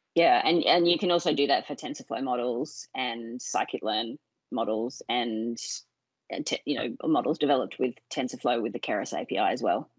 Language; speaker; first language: English; native; English